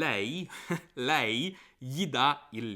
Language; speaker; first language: Italian; non-native, fluent; English